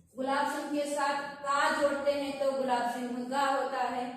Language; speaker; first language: Hindi; non-native, local second language; Kannada